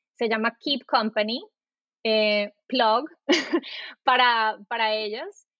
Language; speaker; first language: Spanish; native; Spanish